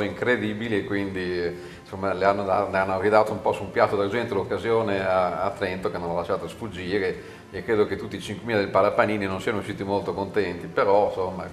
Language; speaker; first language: Italian; native; Italian